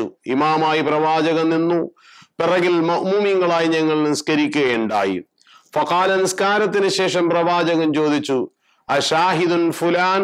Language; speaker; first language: Malayalam; native; Malayalam